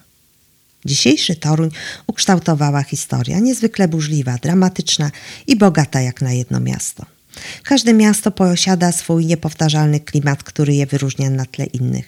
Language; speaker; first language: Polish; native; Polish